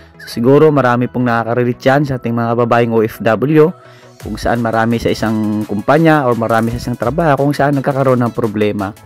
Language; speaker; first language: Filipino; non-native, local second language; Cebuano